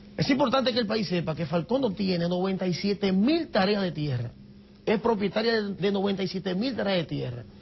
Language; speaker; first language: Spanish; native; Spanish